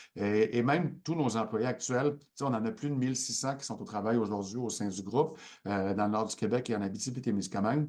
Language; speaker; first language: French; native; French